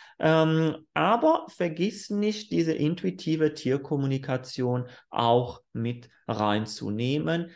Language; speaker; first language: German; non-native, fluent; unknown